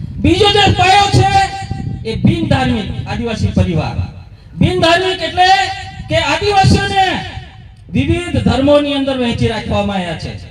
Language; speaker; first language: Gujarati; non-native, local second language; Bhili